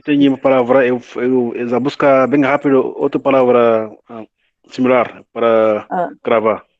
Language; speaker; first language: Portuguese; non-native, learner; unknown